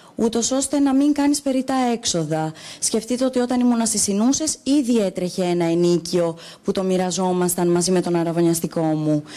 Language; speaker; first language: Greek; native; Greek